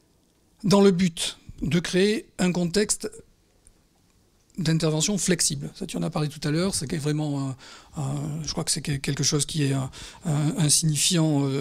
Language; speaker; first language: French; native; French